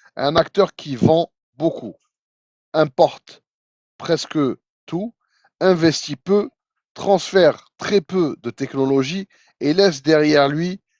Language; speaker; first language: French; non-native, local second language; Arabic